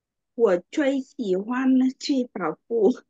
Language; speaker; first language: Chinese; non-native, learner; Vietnamese